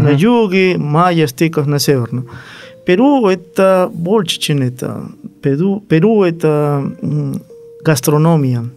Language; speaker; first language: Russian; non-native, learner; Spanish